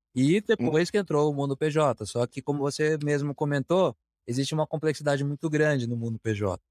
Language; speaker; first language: Portuguese; native; Portuguese